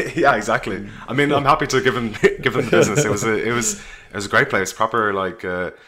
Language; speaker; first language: English; native; English